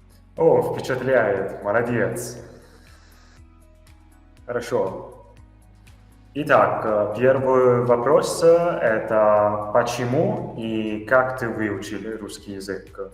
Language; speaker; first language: Russian; non-native, fluent; Italian